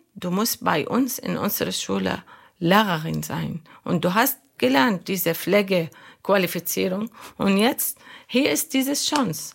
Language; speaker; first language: German; non-native, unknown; Arabic